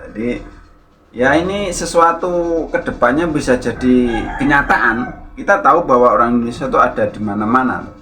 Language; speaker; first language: Indonesian; native; Indonesian